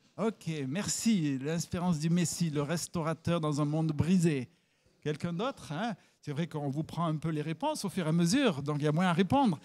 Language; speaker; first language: French; native; French